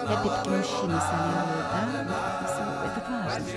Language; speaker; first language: Russian; native; Russian